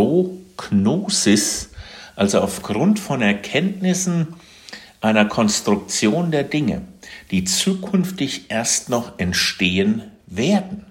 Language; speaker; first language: German; native; German